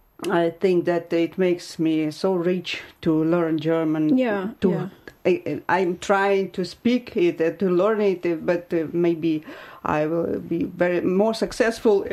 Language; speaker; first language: English; non-native, fluent; Ukrainian